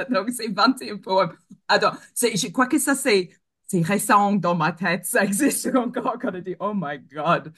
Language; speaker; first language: French; non-native, fluent; English